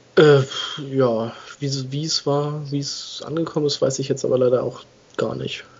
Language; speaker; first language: German; non-native, fluent; English